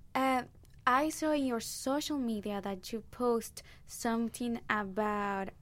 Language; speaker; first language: English; non-native, fluent; Spanish